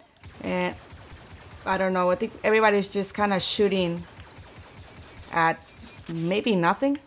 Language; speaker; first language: English; native; English